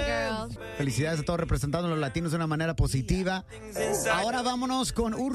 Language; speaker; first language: Spanish; early bilingual, other home language; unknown